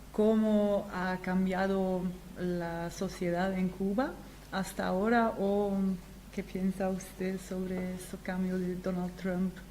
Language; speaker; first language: Spanish; non-native, fluent; Dutch